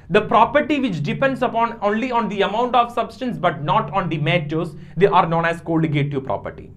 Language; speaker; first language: English; non-native, local second language; Malayalam